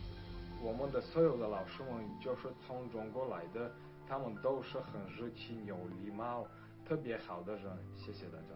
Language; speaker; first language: Chinese; non-native, learner; Tajik